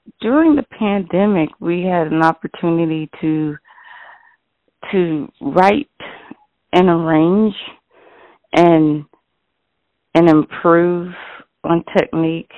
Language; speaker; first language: English; native; English